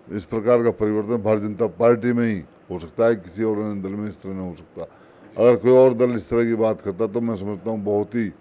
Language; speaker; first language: Hindi; native; Hindi